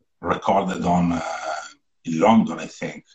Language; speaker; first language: English; non-native, learner; Italian